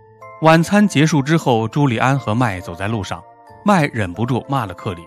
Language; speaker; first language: Chinese; native; Chinese